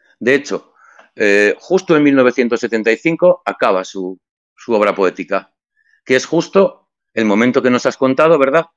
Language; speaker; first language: Spanish; native; Spanish